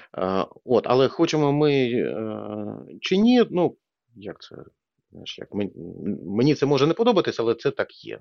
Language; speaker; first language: Ukrainian; non-native, local second language; Russian